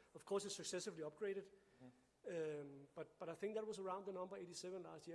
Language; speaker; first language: English; non-native, fluent; Danish